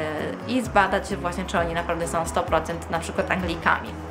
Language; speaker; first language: Polish; early bilingual, heritage; Polish